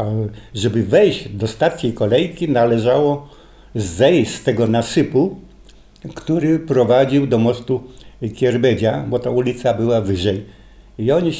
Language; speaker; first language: Polish; native; Polish